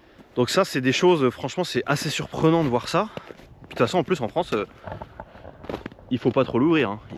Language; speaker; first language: French; native; French